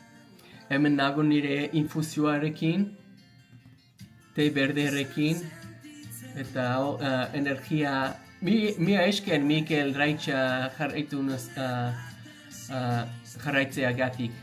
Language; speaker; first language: Basque; non-native, learner; English